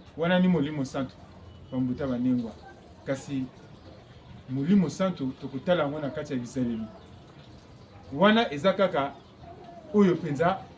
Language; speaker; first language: Lingala; non-native, local second language; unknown